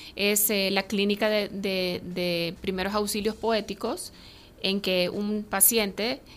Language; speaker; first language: Spanish; early bilingual, heritage; Spanish